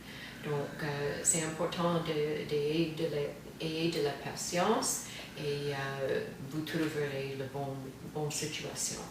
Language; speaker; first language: French; non-native, fluent; English